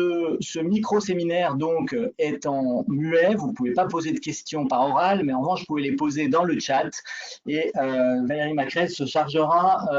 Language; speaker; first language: French; native; French